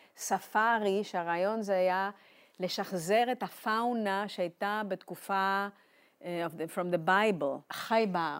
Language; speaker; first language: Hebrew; non-native, fluent; Spanish